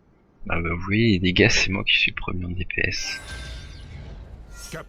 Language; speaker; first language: French; native; French